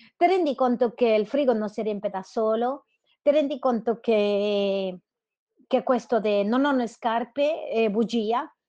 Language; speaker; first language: Italian; non-native, fluent; Spanish